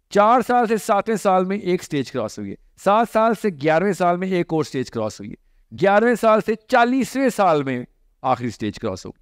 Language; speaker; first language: Urdu; native; Urdu